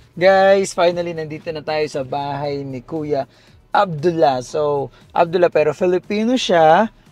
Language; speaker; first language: Filipino; native; Filipino